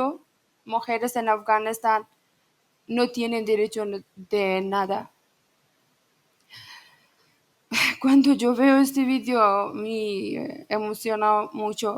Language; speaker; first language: Spanish; non-native, learner; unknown